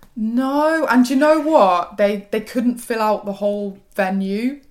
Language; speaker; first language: English; native; English